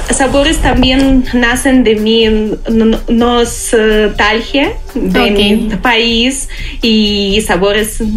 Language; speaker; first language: Spanish; non-native, learner; Russian